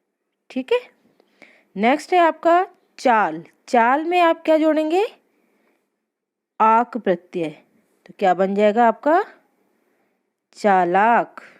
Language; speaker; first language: Hindi; native; Hindi